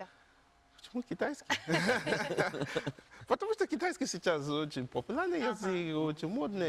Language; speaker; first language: Russian; non-native, learner; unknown